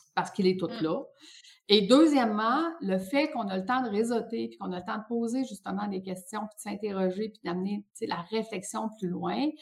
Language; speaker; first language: French; native; French